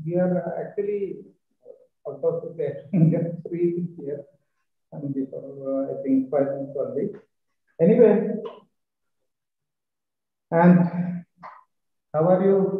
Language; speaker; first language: English; non-native, learner; Malayalam